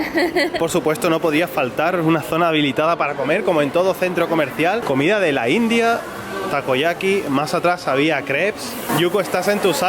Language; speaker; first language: Spanish; native; Spanish